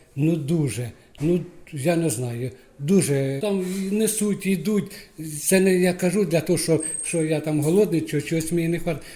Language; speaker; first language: Ukrainian; native; Ukrainian